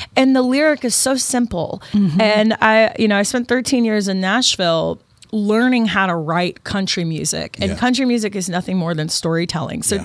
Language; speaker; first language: English; native; English